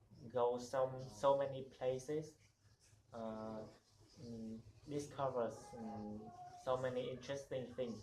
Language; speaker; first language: English; non-native, learner; Vietnamese